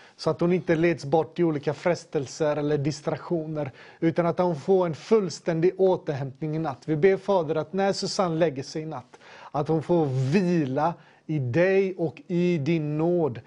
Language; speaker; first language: Swedish; native; Swedish